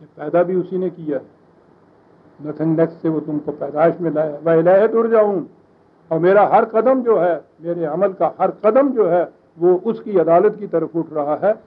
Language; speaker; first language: Urdu; native; Urdu